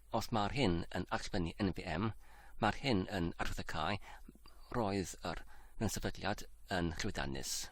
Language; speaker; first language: Welsh; non-native, learner; Polish